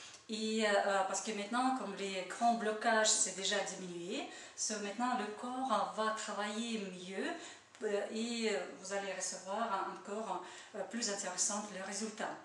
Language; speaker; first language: French; non-native, learner; Russian